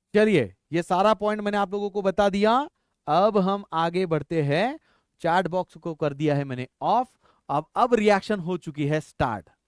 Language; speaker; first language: Hindi; non-native, local second language; Marathi